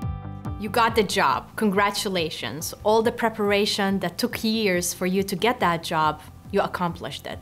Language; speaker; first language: English; non-native, fluent; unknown